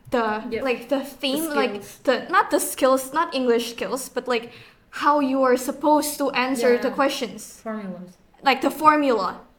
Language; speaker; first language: English; non-native, fluent; Indonesian